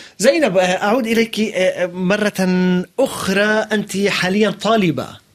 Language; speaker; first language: Arabic; native; Arabic